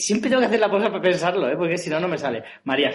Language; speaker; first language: Spanish; native; Spanish